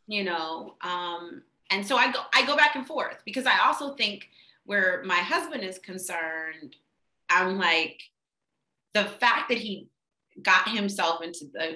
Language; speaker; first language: English; native; English